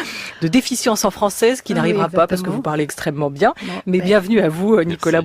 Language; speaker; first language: French; native; French